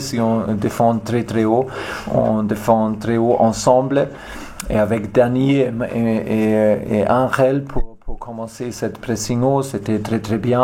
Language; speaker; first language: French; non-native, learner; German